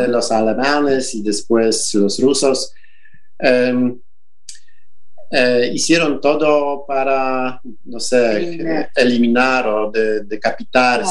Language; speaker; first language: Spanish; non-native, fluent; Polish